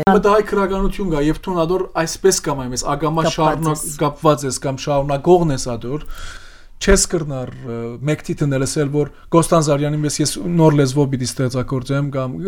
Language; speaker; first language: Armenian; early bilingual, heritage; Armenian